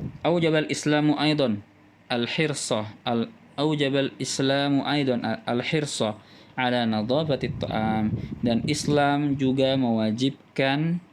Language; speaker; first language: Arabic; non-native, fluent; Indonesian